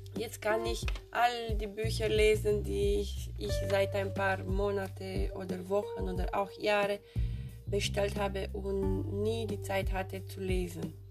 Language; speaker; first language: German; non-native, fluent; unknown